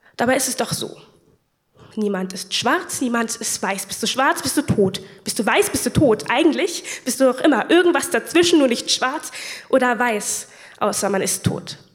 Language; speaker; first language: German; native; German